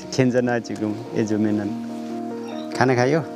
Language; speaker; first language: Korean; non-native, learner; Nepali